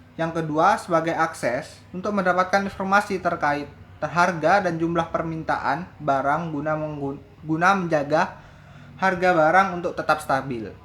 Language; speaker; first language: Indonesian; native; Indonesian